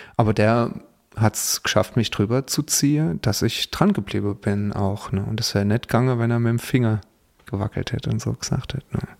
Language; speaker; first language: German; native; German